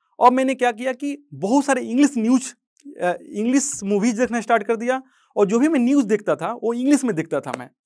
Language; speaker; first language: Hindi; native; Hindi